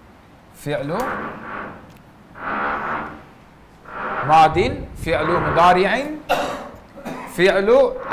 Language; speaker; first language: Arabic; non-native, fluent; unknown